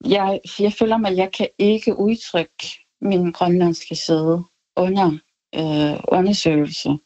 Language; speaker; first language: Danish; non-native, local second language; Kalaallisut